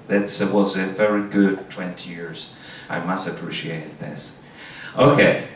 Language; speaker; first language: English; non-native, fluent; Polish